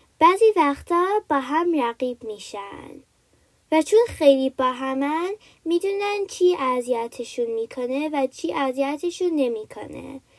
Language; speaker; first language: Persian; early bilingual, heritage; Persian